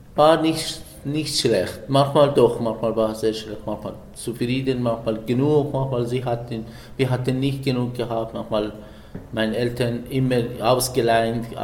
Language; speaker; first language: German; non-native, learner; Persian